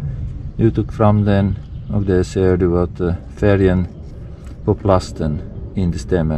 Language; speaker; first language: Swedish; non-native, fluent; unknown